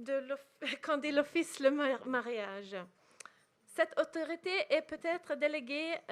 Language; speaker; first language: French; non-native, fluent; Norwegian